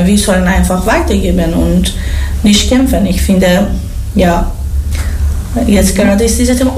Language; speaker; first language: German; non-native, learner; Persian